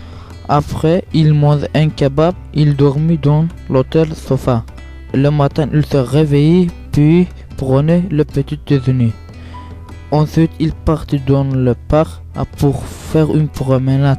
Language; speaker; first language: French; non-native, learner; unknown